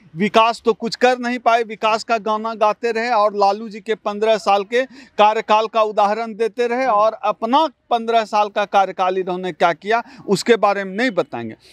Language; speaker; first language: Hindi; native; Hindi